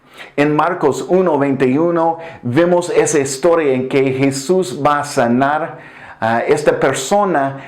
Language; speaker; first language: Spanish; non-native, fluent; English